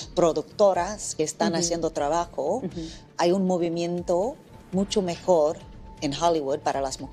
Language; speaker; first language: Spanish; non-native, fluent; English